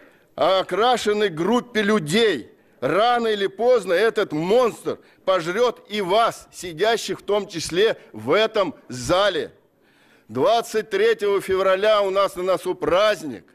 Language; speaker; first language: Russian; native; Russian